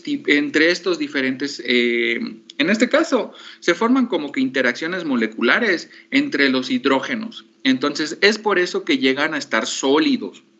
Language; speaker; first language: Spanish; native; Spanish